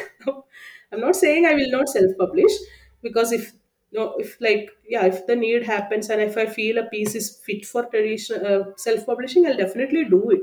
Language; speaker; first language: English; non-native, local second language; Malayalam